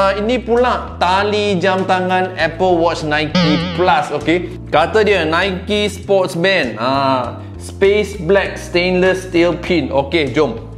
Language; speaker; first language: Malay; non-native, local second language; Cantonese